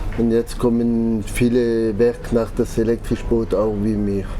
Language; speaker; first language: German; non-native, local second language; French